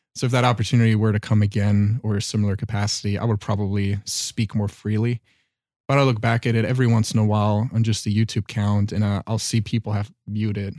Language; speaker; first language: English; non-native, fluent; German